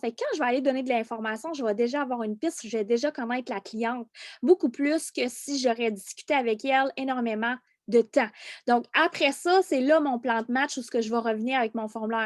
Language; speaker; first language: French; native; French